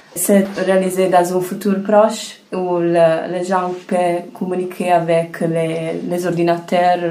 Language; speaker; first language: French; non-native, fluent; Italian